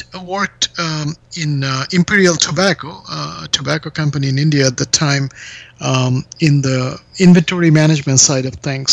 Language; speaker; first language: English; non-native, local second language; Bangla